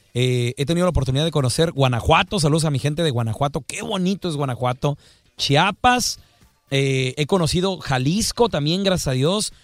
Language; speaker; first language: Spanish; native; Spanish